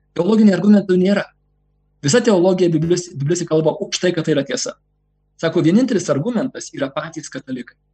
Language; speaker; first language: Lithuanian; native; Lithuanian